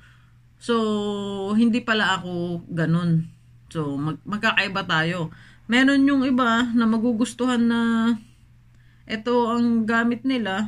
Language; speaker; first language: Filipino; native; Filipino